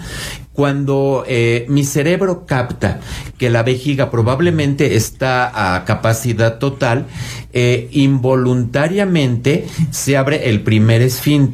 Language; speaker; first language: Spanish; native; Spanish